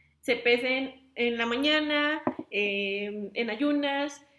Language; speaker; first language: Spanish; native; Spanish